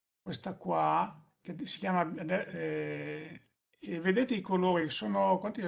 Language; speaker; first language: Italian; native; Italian